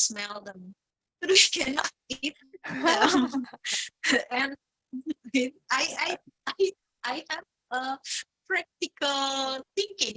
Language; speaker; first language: English; non-native, fluent; Indonesian